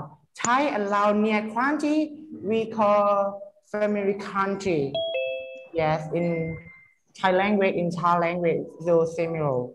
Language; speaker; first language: English; non-native, learner; Thai